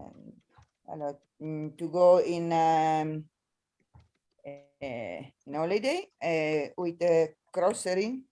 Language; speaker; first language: English; non-native, learner; Italian